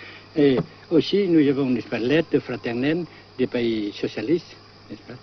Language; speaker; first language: French; non-native, local second language; Vietnamese